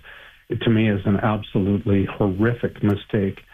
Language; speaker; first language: English; native; English